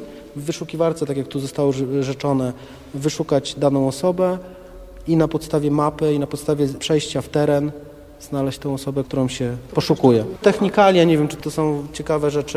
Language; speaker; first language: Polish; native; Polish